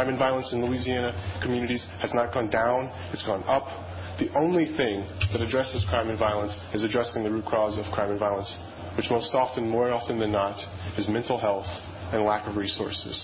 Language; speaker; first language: English; native; English